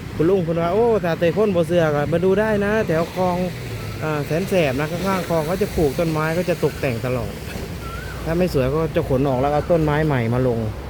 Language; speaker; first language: Thai; native; Thai